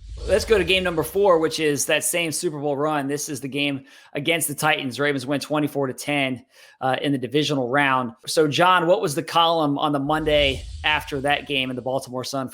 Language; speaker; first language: English; native; English